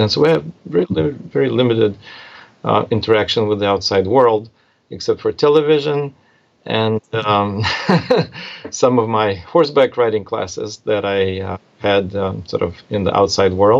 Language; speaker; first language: English; non-native, fluent; Russian